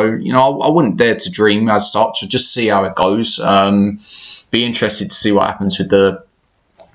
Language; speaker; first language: English; native; English